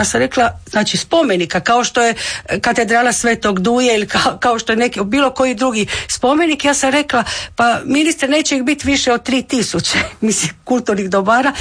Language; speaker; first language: Croatian; native; Croatian